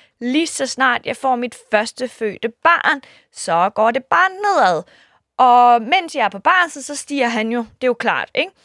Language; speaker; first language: Danish; early bilingual, other home language; Kurdish